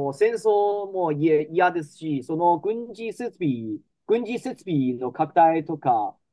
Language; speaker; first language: Japanese; non-native, fluent; Chinese